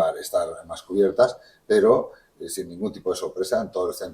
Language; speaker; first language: Spanish; native; Spanish